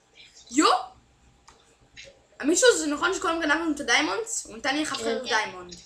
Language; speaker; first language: Hebrew; native; Hebrew